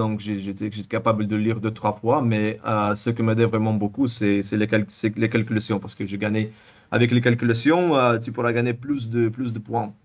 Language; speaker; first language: French; non-native, fluent; Russian